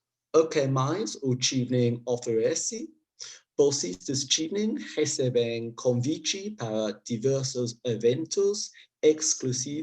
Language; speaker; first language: Portuguese; non-native, learner; English